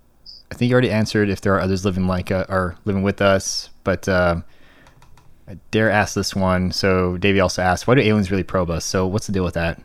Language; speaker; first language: English; native; English